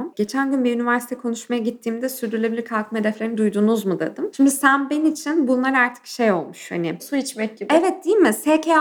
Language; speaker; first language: Turkish; native; Turkish